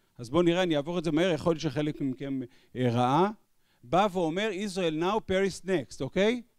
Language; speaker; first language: Hebrew; native; Hebrew